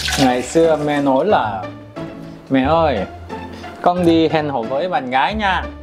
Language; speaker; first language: Vietnamese; non-native, fluent; Korean